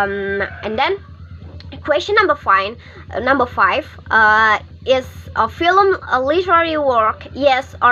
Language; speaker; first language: English; non-native, learner; Indonesian